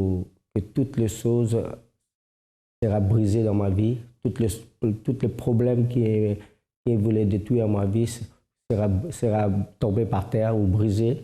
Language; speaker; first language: French; non-native, fluent; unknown